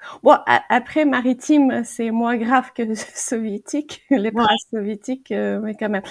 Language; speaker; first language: French; non-native, fluent; Ukrainian